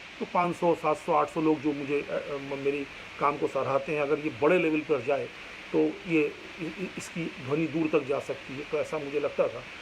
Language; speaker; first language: Hindi; non-native, local second language; Bangla